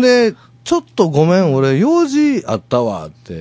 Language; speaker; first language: Japanese; native; Japanese